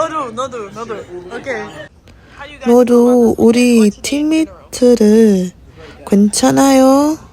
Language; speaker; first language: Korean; non-native, learner; English